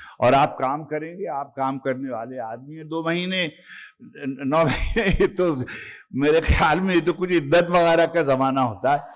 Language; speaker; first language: Urdu; native; Urdu